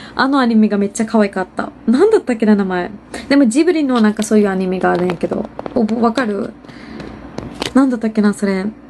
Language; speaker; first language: Japanese; non-native, fluent; Urdu